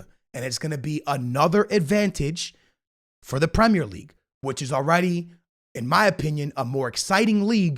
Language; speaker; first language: English; native; English